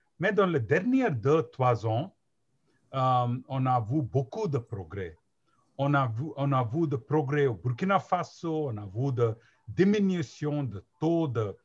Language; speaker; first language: French; non-native, learner; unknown